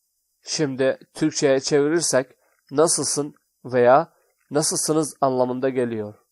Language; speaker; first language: Turkish; non-native, fluent; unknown